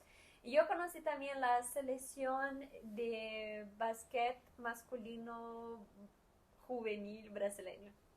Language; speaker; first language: Spanish; non-native, fluent; Portuguese